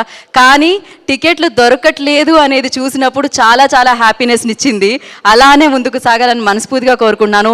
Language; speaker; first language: Telugu; native; Telugu